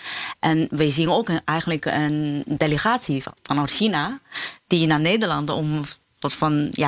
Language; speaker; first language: Dutch; non-native, fluent; Chinese